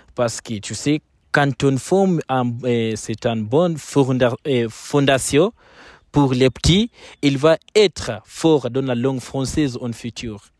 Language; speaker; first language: French; non-native, fluent; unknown